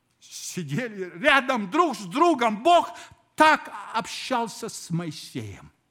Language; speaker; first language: Russian; early bilingual, heritage; Russian